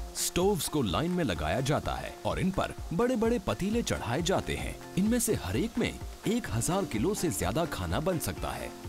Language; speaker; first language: Hindi; native; Hindi